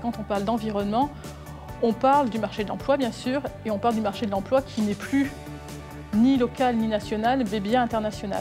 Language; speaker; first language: French; native; French